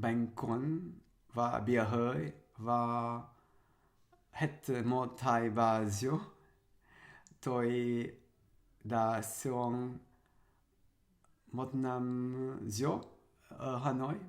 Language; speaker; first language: Vietnamese; non-native, learner; Sinhala